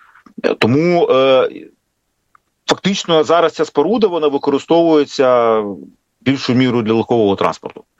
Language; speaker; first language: Ukrainian; native; Ukrainian